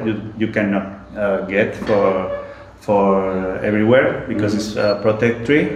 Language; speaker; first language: English; non-native, learner; Spanish